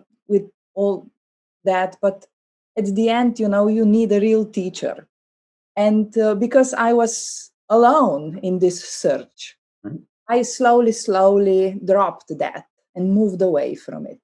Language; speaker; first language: English; non-native, fluent; Slovenian